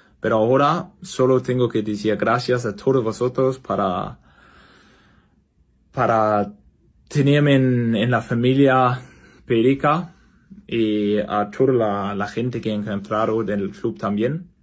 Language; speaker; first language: Spanish; non-native, fluent; Danish